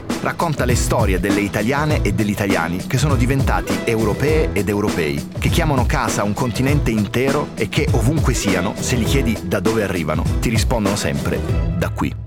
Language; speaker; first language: Italian; native; Italian